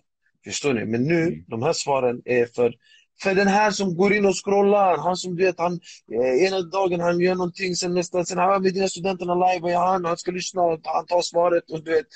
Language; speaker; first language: Swedish; early bilingual, other home language; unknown